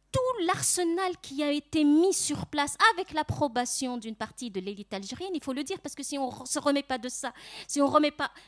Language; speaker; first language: French; non-native, local second language; Arabic